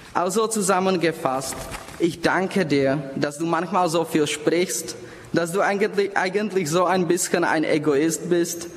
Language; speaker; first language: German; non-native, fluent; Czech